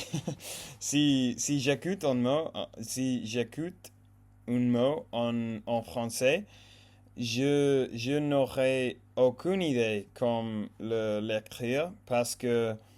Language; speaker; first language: French; non-native, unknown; English